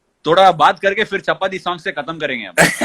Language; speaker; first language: Hindi; non-native, local second language; Tamil